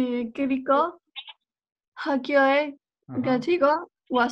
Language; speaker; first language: Korean; non-native, learner; Spanish